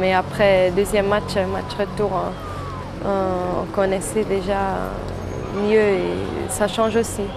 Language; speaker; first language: French; non-native, fluent; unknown